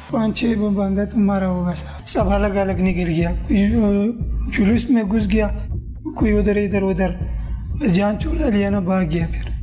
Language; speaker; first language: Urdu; non-native, local second language; Pashto